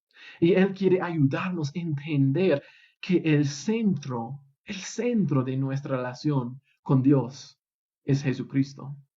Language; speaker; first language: Spanish; non-native, fluent; English